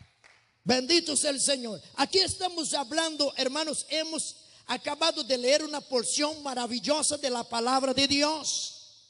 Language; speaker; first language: Spanish; non-native, fluent; Portuguese